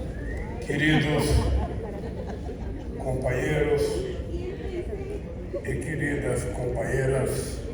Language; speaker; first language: Portuguese; native; Portuguese